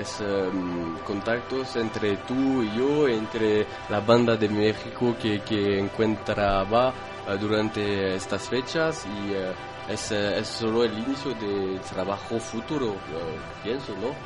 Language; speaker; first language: Spanish; non-native, fluent; French